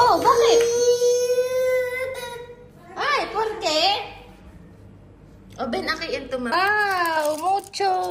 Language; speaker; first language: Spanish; non-native, learner; Filipino